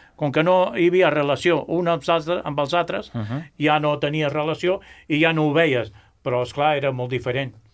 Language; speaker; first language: Catalan; non-native, local second language; Spanish